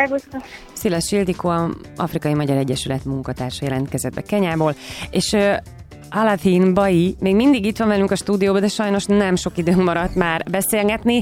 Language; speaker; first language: Hungarian; native; Hungarian